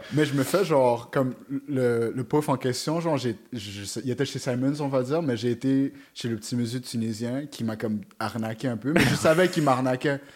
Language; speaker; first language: French; native; French